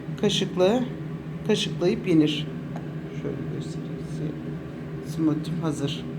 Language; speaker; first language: Turkish; native; Turkish